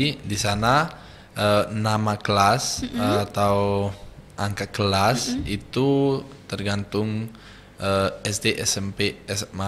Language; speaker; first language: Indonesian; non-native, fluent; Italian